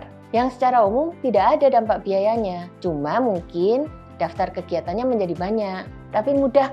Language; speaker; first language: Indonesian; native; Indonesian